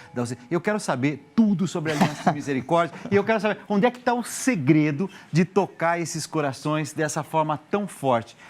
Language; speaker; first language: Portuguese; native; Portuguese